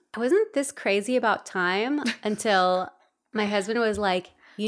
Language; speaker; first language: English; early bilingual, other home language; Spanish